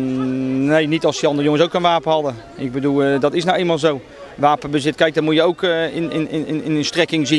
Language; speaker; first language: Dutch; native; Dutch